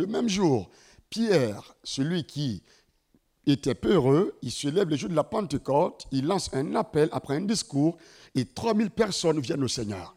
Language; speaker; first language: French; non-native, local second language; Mossi